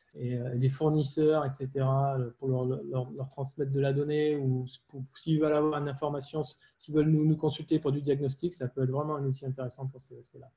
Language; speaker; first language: French; native; French